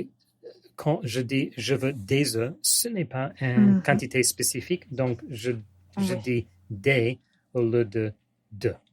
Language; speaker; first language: French; non-native, learner; English